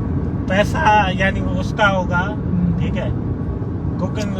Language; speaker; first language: Hindi; non-native, local second language; Sindhi